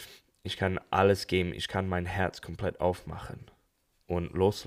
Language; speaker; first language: German; non-native, fluent; English